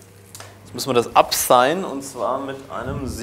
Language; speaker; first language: German; native; German